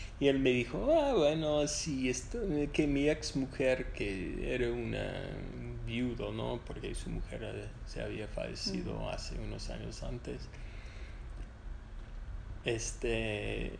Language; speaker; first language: Spanish; non-native, fluent; English